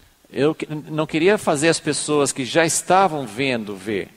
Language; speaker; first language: Portuguese; native; Portuguese